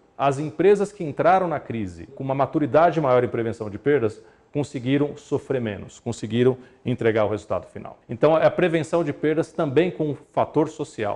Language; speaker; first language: Portuguese; native; Portuguese